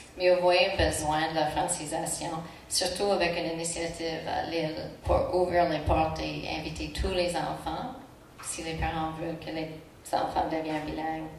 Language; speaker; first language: French; non-native, local second language; English